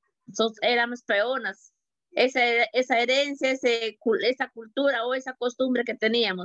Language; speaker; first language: Spanish; native; Spanish